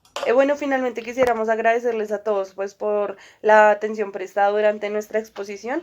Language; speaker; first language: Spanish; native; Spanish